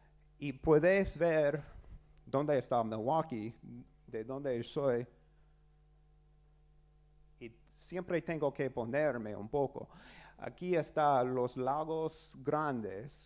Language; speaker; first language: Spanish; non-native, learner; English